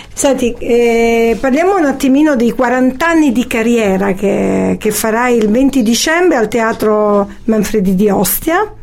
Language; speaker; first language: Italian; native; Italian